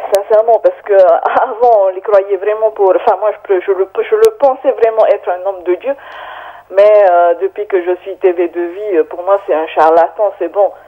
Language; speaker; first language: French; native; French